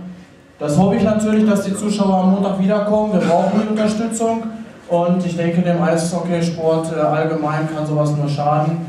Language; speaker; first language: German; native; German